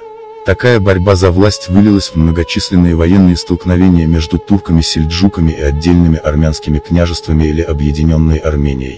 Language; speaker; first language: Russian; native; Russian